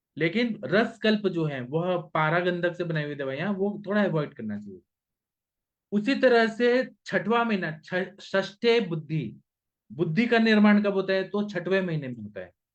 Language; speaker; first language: Hindi; non-native, local second language; Marathi